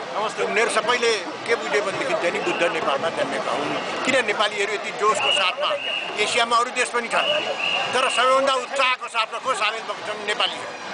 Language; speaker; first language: Nepali; native; Nepali